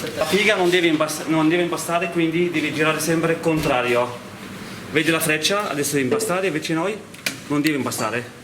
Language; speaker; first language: Italian; non-native, fluent; Arabic